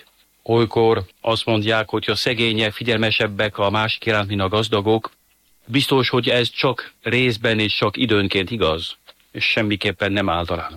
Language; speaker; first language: Hungarian; non-native, fluent; French